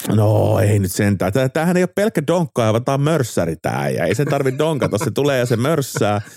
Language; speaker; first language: Finnish; native; Finnish